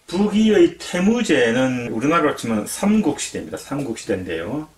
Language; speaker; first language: Korean; native; Korean